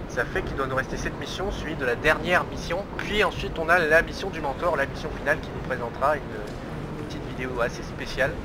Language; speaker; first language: French; native; French